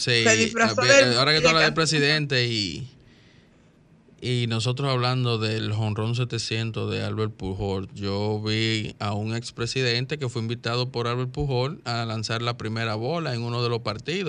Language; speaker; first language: Spanish; native; Spanish